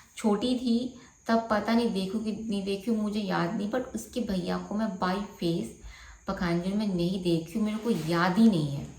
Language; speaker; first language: Hindi; non-native, local second language; Bangla